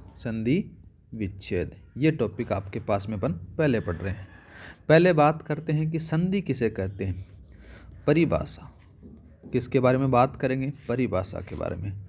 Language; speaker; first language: Hindi; native; Hindi